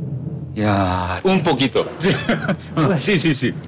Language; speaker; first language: Spanish; non-native, learner; Korean